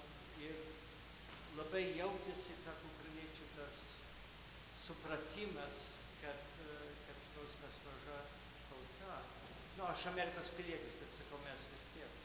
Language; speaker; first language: Lithuanian; early bilingual, heritage; Lithuanian